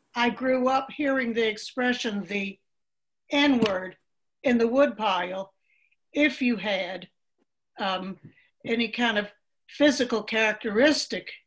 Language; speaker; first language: English; native; English